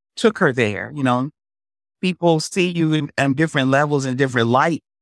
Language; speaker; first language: English; native; English